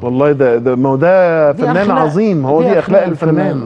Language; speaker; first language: Arabic; native; Arabic